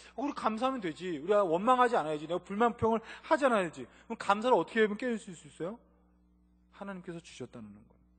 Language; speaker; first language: Korean; native; Korean